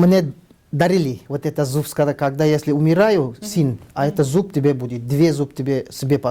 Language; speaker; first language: Russian; non-native, learner; Tajik